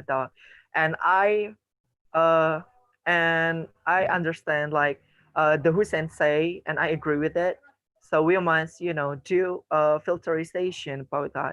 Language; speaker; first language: English; non-native, learner; Indonesian